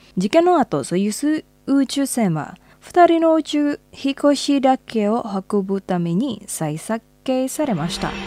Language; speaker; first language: Japanese; non-native, fluent; Indonesian